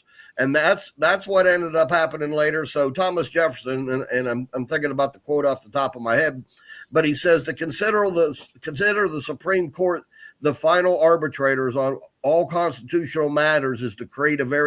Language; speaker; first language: English; native; English